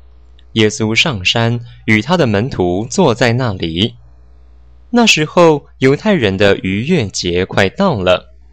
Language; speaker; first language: Chinese; native; Chinese